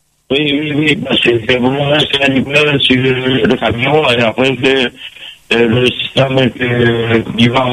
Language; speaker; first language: French; non-native, local second language; Réunion Creole French